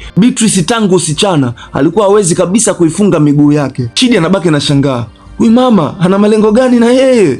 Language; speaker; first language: Swahili; native; Swahili